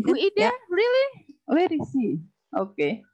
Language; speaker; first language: English; non-native, learner; Indonesian